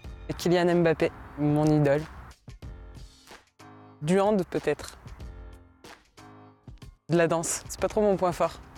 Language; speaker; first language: French; native; French